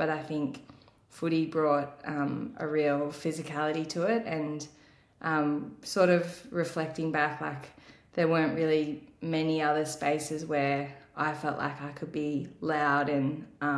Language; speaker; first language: English; native; English